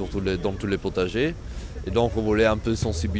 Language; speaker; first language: French; non-native, fluent; Italian